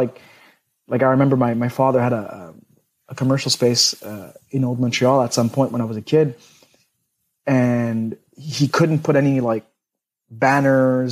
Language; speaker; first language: English; native; English